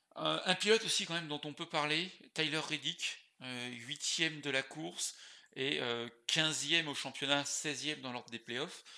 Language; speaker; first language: French; native; French